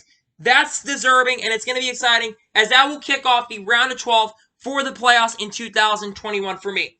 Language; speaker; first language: English; native; English